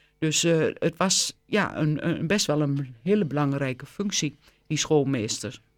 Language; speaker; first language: Dutch; native; Dutch